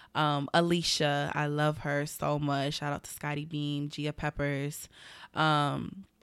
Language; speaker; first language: English; native; English